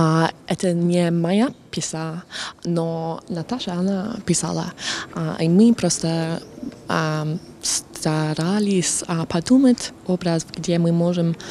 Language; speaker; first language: Russian; non-native, fluent; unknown